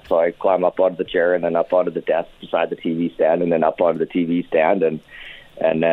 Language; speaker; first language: English; native; English